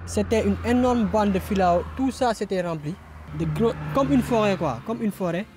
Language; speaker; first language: French; non-native, local second language; Wolof